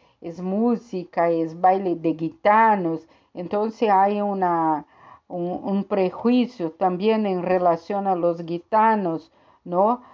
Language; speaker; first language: Spanish; non-native, fluent; Portuguese